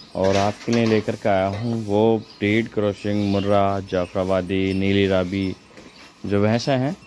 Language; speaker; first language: Hindi; native; Hindi